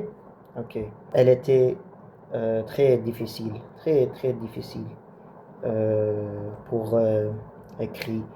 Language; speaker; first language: French; non-native, learner; Arabic